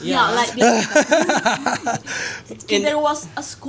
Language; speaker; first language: English; non-native, fluent; Spanish